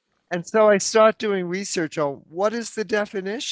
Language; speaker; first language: English; native; English